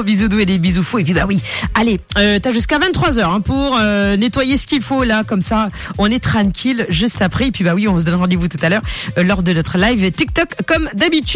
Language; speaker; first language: French; non-native, local second language; Morisyen